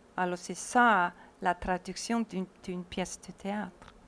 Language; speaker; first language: French; non-native, fluent; Icelandic